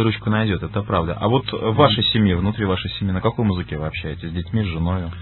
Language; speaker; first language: Russian; native; Russian